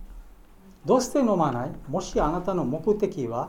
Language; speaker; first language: Japanese; non-native, learner; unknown